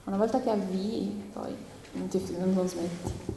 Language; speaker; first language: Italian; non-native, fluent; English